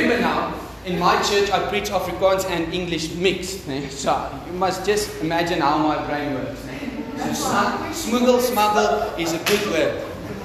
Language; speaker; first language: English; non-native, local second language; Afrikaans